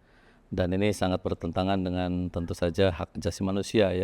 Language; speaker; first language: Indonesian; native; Indonesian